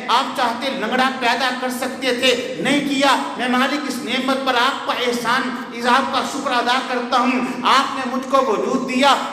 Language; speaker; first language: Urdu; non-native, local second language; Punjabi